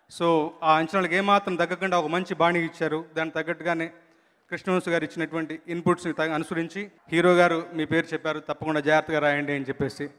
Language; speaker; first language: Telugu; native; Telugu